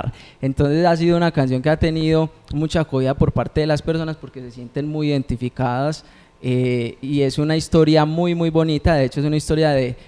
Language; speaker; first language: Spanish; native; Spanish